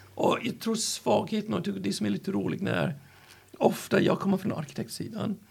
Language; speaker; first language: Swedish; non-native, fluent; English